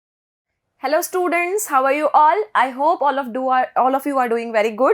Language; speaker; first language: English; non-native, local second language; Hindi